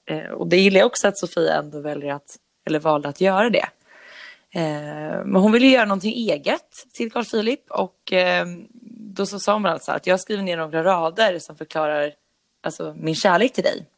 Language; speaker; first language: Swedish; native; Swedish